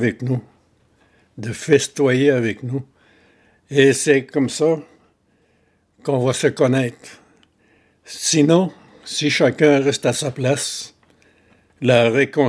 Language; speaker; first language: French; non-native, fluent; Innu-aimun